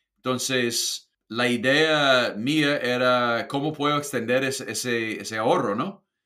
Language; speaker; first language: Spanish; non-native, fluent; English